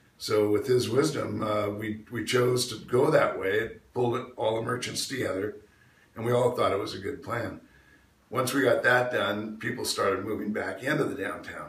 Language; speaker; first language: English; native; English